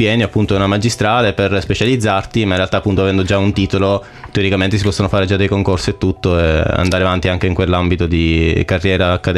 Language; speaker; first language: Italian; native; Italian